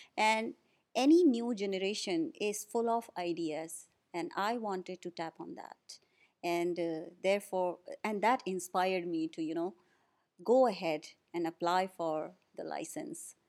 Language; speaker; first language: English; non-native, local second language; Hindi